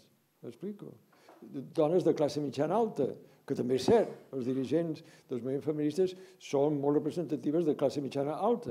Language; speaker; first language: Catalan; native; Catalan